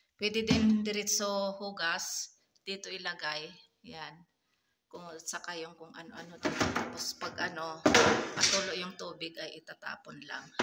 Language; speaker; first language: Filipino; native; Filipino